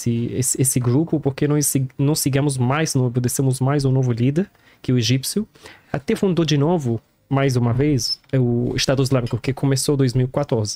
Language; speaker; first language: Portuguese; non-native, learner; Arabic